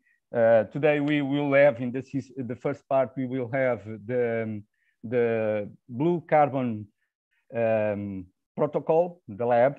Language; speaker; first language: English; non-native, fluent; Portuguese